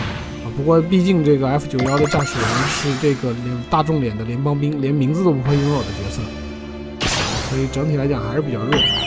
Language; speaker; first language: Chinese; native; Chinese